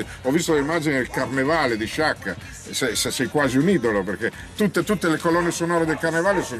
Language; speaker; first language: Italian; native; Italian